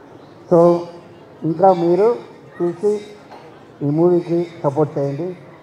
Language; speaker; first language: Telugu; non-native, learner; Tamil